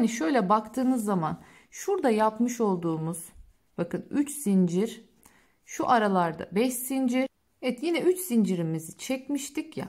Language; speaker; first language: Turkish; native; Turkish